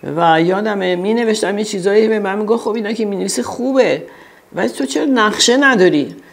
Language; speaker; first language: Persian; early bilingual, heritage; Persian